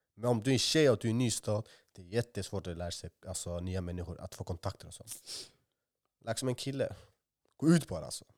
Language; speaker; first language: Swedish; early bilingual, other home language; Somali